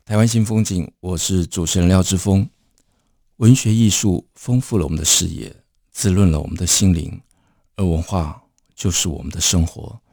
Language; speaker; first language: Chinese; native; Chinese